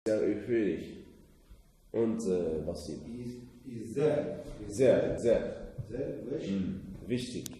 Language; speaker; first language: German; non-native, learner; Arabic